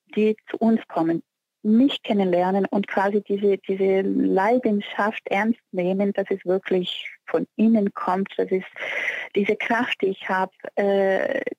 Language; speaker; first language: German; non-native, fluent; Portuguese